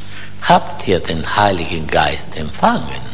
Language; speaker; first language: German; non-native, fluent; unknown